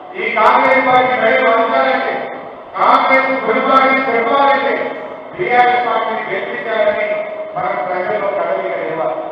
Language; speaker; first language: Telugu; native; Telugu